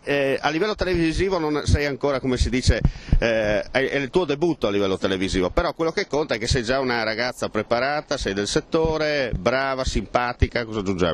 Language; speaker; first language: Italian; native; Italian